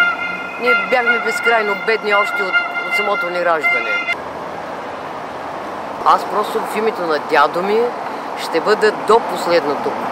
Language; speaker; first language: Bulgarian; native; Bulgarian